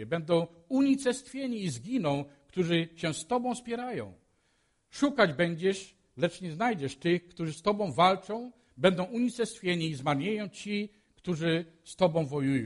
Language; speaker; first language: Polish; native; Polish